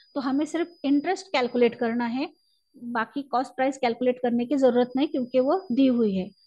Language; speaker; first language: Hindi; non-native, local second language; Marathi